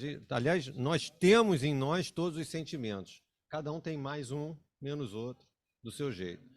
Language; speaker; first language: Portuguese; native; Portuguese